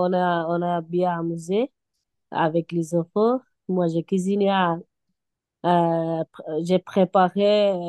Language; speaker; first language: French; non-native, learner; Bangla